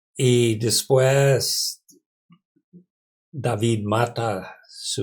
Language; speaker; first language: Spanish; non-native, learner; English